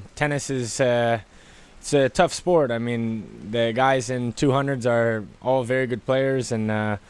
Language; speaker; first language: English; native; English